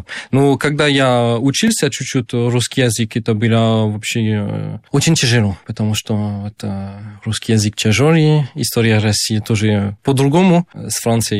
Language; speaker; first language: Russian; non-native, fluent; French